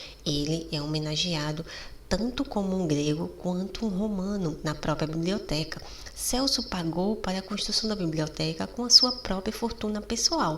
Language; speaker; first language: Portuguese; native; Portuguese